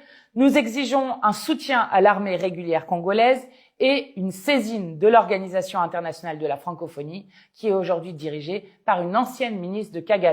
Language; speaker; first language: French; native; French